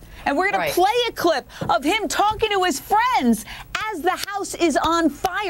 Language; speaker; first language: English; native; English